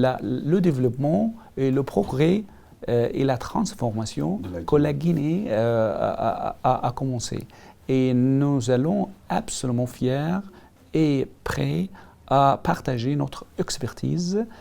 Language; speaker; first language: French; non-native, learner; Arabic